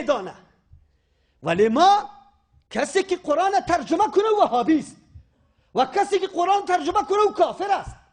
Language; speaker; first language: Persian; native; Persian